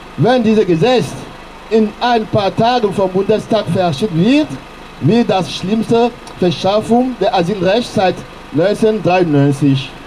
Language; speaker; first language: German; non-native, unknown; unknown